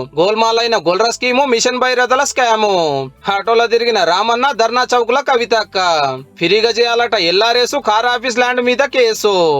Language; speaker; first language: Telugu; native; Telugu